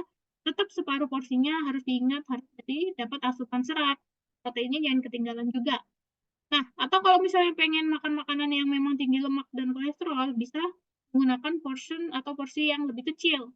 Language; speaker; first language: Indonesian; native; Indonesian